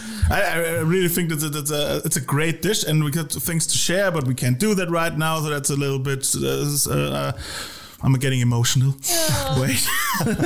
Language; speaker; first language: English; non-native, fluent; German